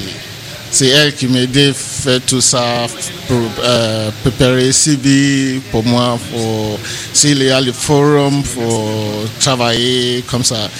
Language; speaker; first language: French; non-native, learner; English